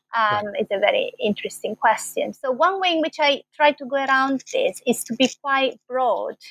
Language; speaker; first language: English; non-native, fluent; Italian